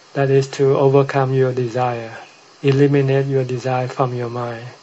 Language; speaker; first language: English; non-native, fluent; Thai